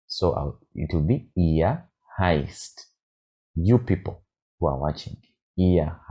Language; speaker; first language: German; non-native, fluent; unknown